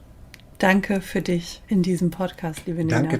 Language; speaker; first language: German; native; German